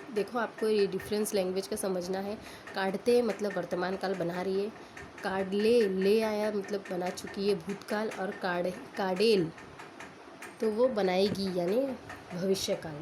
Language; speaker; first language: Hindi; non-native, local second language; Marathi